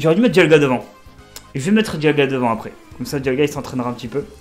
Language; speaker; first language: French; native; French